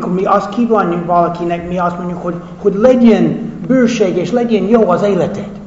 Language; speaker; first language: Hungarian; non-native, fluent; English